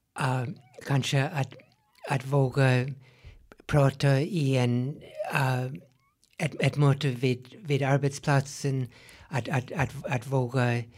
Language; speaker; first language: Swedish; non-native, fluent; English